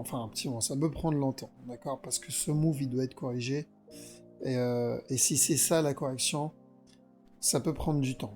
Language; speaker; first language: French; native; French